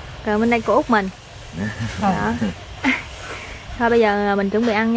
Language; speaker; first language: Vietnamese; native; Vietnamese